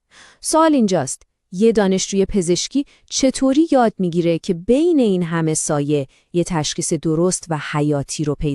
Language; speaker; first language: Persian; native; Persian